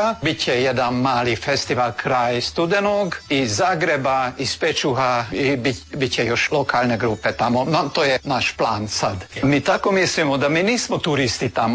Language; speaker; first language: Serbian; early bilingual, heritage; Serbian